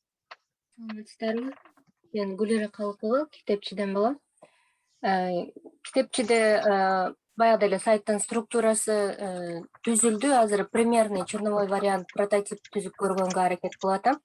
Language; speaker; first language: Kyrgyz; native; Kyrgyz